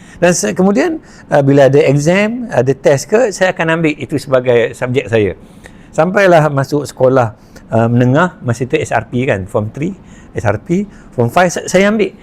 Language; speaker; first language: Malay; non-native, local second language; Min Nan Chinese